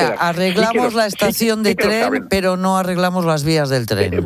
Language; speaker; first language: Spanish; native; Spanish